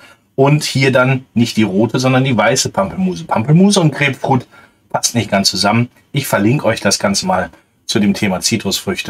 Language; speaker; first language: German; native; German